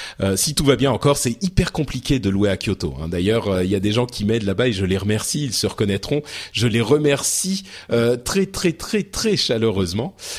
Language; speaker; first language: French; early bilingual, other home language; Arabic